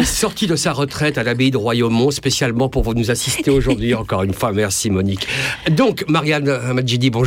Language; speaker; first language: French; native; French